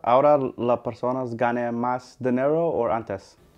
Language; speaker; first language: Spanish; non-native, learner; English